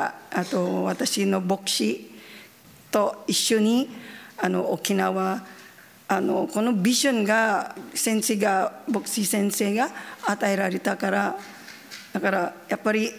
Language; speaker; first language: Japanese; non-native, learner; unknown